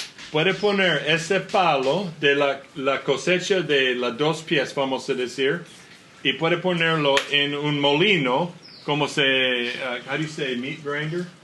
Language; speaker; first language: Spanish; non-native, learner; English